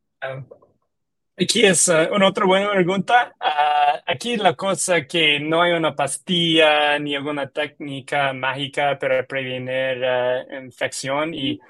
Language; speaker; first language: Spanish; non-native, learner; English